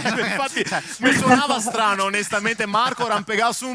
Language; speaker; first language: Italian; native; Italian